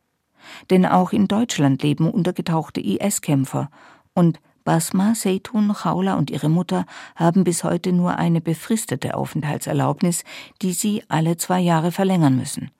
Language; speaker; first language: German; native; German